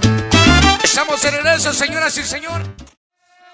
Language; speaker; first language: Spanish; native; Spanish